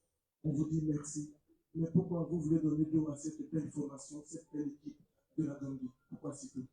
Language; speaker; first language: French; native; French